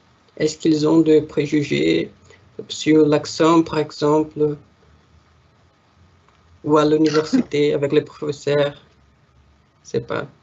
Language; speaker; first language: French; non-native, learner; Portuguese